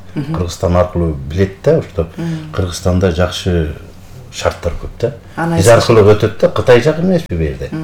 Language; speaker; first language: Kyrgyz; native; Kyrgyz